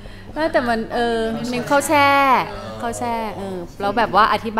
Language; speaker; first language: Thai; native; Thai